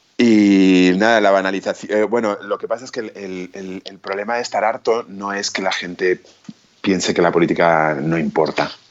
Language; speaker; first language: Spanish; native; Spanish